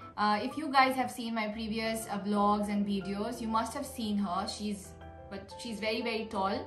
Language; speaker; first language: English; non-native, local second language; Nepali